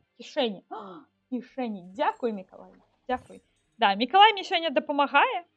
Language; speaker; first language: Belarusian; non-native, local second language; Russian